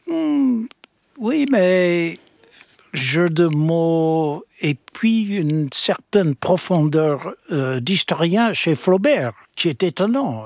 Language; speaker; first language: French; non-native, fluent; English